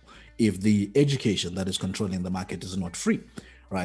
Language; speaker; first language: English; non-native, local second language; Shona